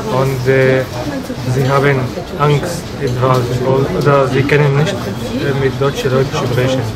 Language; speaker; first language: German; non-native, learner; Arabic